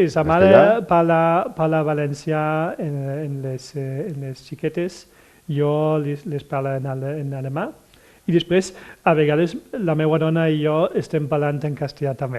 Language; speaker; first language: Catalan; non-native, fluent; German